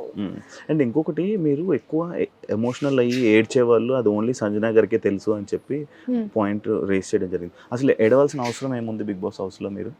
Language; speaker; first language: Telugu; native; Telugu